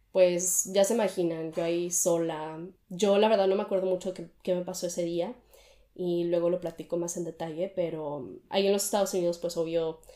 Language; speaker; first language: Spanish; early bilingual, heritage; Spanish